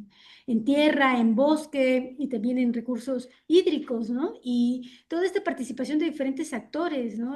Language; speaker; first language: Spanish; native; Spanish